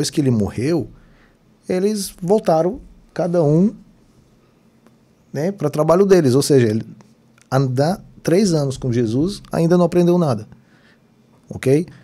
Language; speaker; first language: Portuguese; non-native, fluent; Hebrew